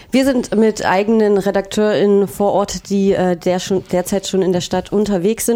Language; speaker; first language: German; native; German